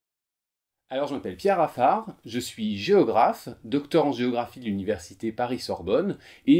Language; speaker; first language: French; native; French